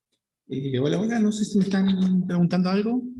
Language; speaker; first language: Spanish; native; Spanish